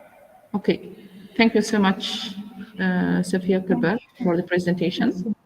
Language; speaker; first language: English; non-native, learner; Arabic